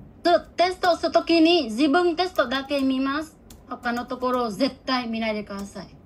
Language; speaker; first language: Japanese; non-native, fluent; Bangla